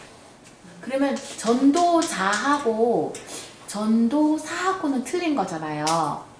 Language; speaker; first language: Korean; native; Korean